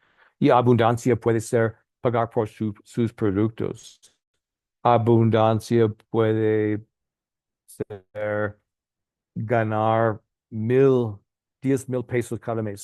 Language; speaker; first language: Spanish; non-native, learner; English